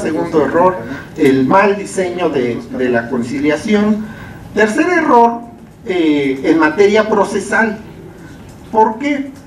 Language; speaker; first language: Spanish; native; Spanish